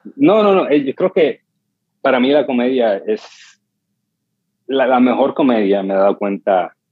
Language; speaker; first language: Spanish; native; Spanish